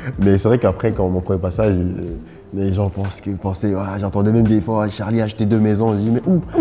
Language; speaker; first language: French; early bilingual, other home language; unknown